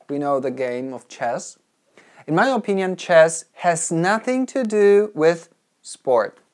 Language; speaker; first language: English; non-native, fluent; Polish